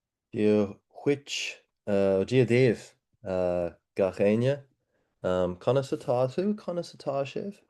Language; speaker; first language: Irish; non-native, learner; English